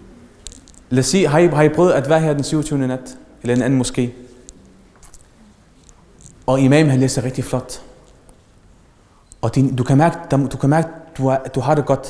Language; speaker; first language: Danish; early bilingual, other home language; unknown